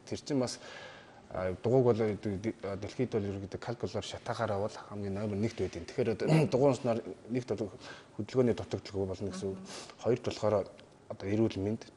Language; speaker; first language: Mongolian; native; Mongolian